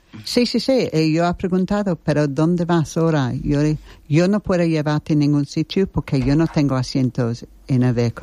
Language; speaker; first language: Spanish; non-native, learner; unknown